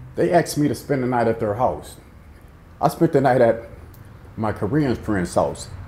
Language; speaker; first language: English; native; English